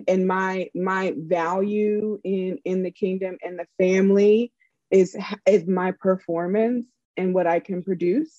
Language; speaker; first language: English; native; English